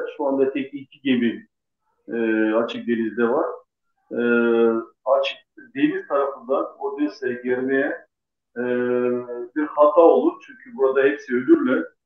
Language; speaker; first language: Turkish; non-native, local second language; Gagauz